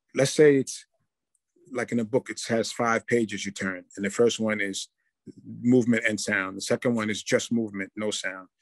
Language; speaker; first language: English; native; English